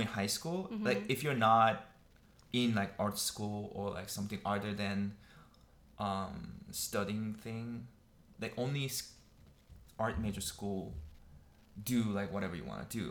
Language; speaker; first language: English; non-native, fluent; Korean